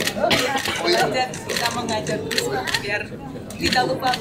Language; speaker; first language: Indonesian; non-native, fluent; Russian